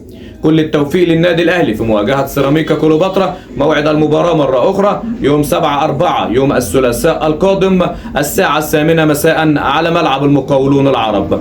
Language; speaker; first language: Arabic; native; Arabic